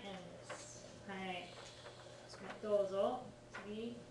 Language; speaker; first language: Japanese; non-native, fluent; English